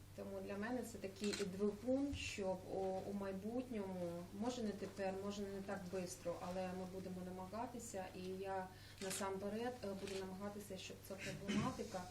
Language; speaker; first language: Ukrainian; non-native, learner; German